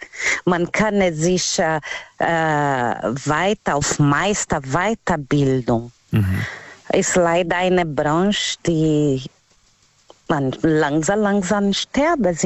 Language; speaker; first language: German; non-native, learner; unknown